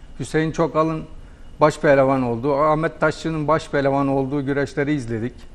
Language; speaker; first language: Turkish; native; Turkish